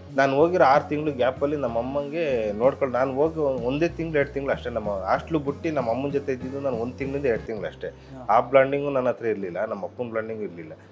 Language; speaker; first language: Kannada; native; Kannada